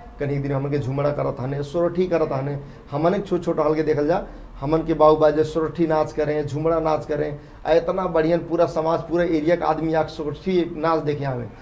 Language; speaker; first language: Bhojpuri; non-native, local second language; Dangaura Tharu